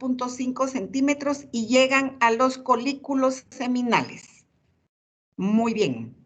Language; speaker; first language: Spanish; native; Spanish